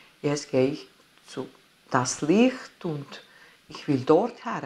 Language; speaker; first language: German; non-native, fluent; Italian